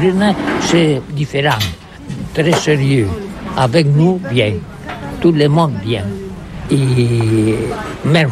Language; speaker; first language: French; non-native, learner; Catalan